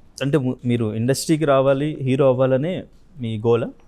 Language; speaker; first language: Telugu; native; Telugu